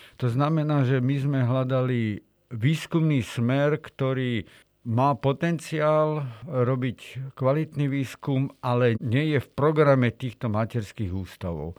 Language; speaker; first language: Slovak; native; Slovak